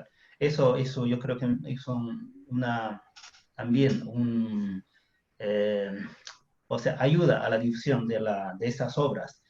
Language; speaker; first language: Spanish; non-native, fluent; Chinese